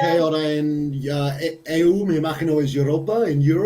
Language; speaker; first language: Spanish; non-native, fluent; English